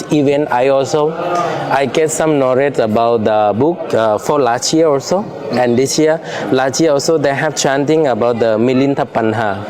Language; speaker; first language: English; non-native, fluent; Lao